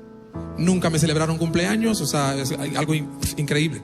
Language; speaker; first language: Spanish; non-native, fluent; Haitian Creole